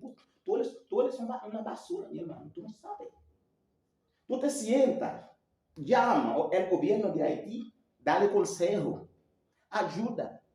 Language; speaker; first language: Spanish; non-native, learner; Haitian Creole